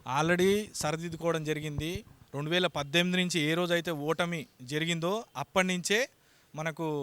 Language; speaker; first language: Telugu; native; Telugu